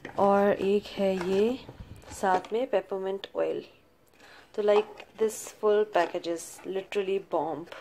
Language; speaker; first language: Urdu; native; Urdu